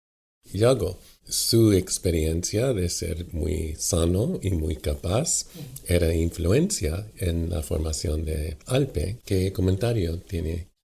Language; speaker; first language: Spanish; non-native, fluent; English